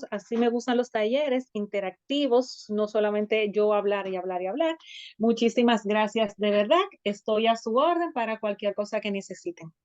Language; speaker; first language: Spanish; native; Spanish